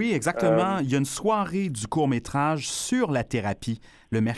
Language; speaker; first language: French; native; French